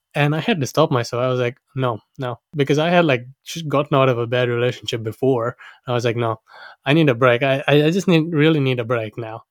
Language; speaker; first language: English; non-native, local second language; Sinhala